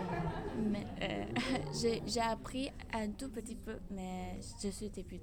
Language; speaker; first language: French; non-native, learner; Chinese